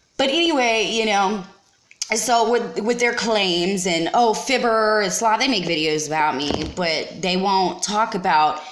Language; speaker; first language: English; native; English